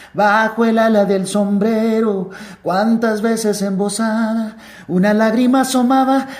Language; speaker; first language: Spanish; early bilingual, other home language; English